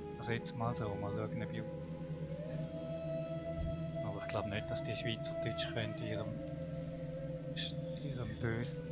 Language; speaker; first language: German; native; German